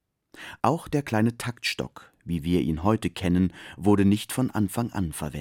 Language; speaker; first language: German; native; German